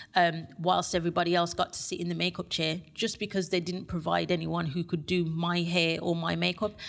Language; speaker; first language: English; native; English